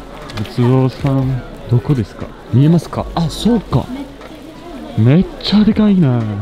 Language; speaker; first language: Japanese; non-native, learner; French